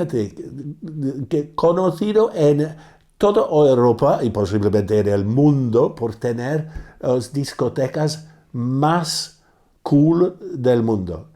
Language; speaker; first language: Spanish; non-native, fluent; English